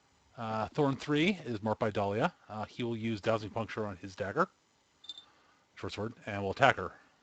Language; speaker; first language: English; native; English